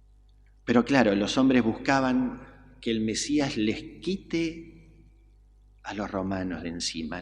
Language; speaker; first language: Spanish; native; Spanish